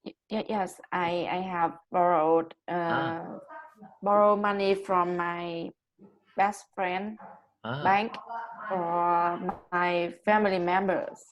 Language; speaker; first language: English; non-native, learner; Vietnamese